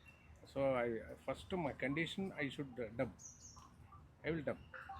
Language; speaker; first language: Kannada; non-native, learner; Telugu